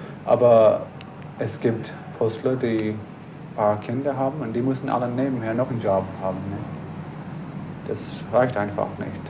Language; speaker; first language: German; non-native, fluent; English